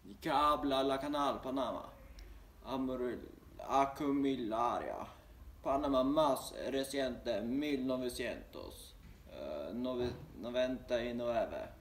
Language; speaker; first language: Spanish; non-native, learner; Swedish